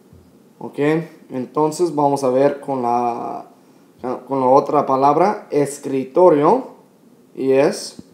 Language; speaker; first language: Spanish; non-native, fluent; English